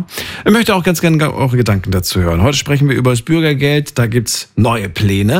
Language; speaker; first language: German; native; German